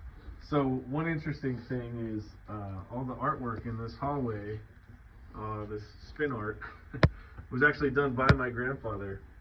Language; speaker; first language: English; native; English